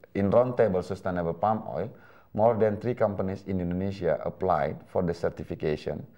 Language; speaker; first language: English; non-native, fluent; Indonesian